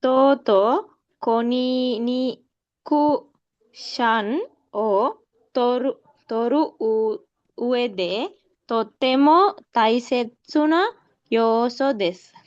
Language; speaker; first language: Japanese; non-native, learner; Sinhala